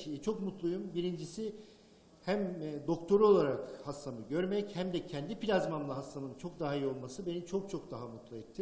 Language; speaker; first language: Turkish; non-native, fluent; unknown